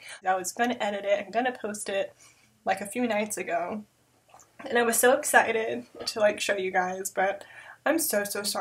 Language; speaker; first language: English; native; English